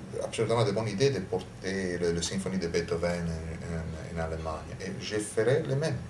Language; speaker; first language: French; non-native, learner; Italian